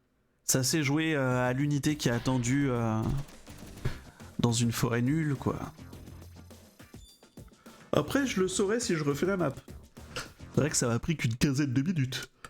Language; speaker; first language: French; native; French